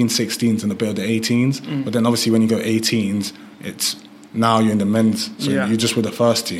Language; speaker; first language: English; early bilingual, other home language; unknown